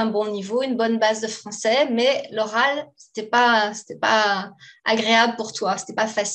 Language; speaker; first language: French; native; French